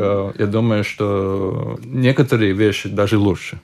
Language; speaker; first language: Russian; non-native, local second language; Latvian